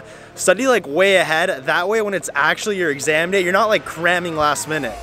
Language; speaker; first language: English; native; English